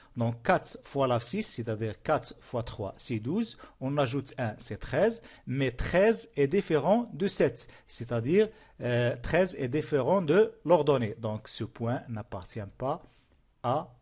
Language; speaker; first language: French; non-native, local second language; Arabic